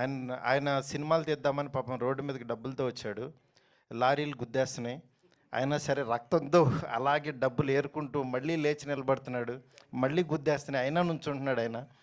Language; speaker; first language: Telugu; native; Telugu